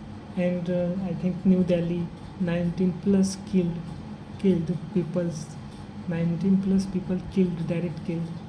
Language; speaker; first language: English; non-native, learner; Hindi